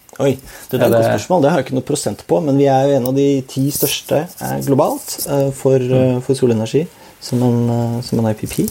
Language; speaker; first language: Norwegian; native; Norwegian